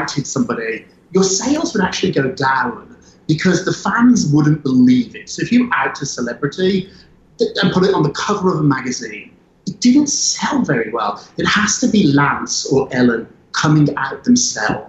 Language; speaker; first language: English; native; English